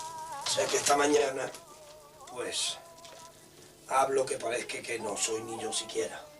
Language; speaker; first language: Spanish; native; Spanish